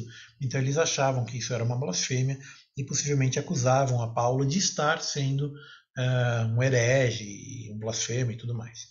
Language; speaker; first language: Portuguese; native; Portuguese